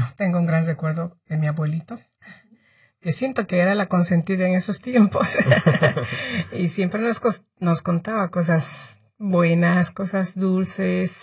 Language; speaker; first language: Spanish; native; Spanish